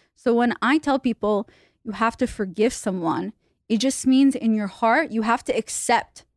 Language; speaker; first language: English; non-native, fluent; Hebrew